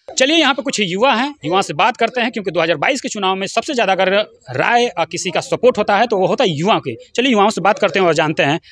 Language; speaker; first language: Hindi; native; Hindi